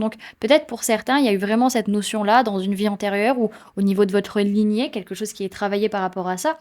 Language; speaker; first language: French; native; French